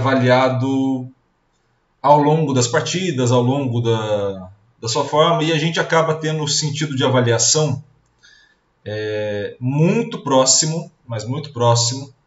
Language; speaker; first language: Portuguese; native; Portuguese